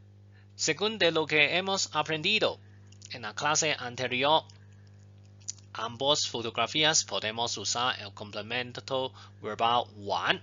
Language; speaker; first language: Spanish; non-native, fluent; Chinese